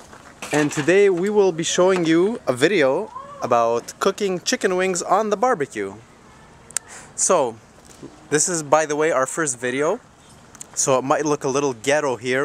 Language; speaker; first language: English; native; English